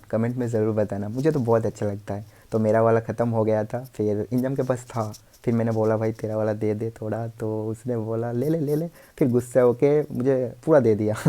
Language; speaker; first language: Hindi; non-native, local second language; Bangla